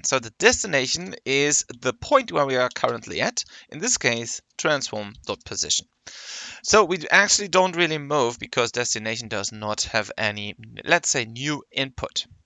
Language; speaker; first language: English; non-native, fluent; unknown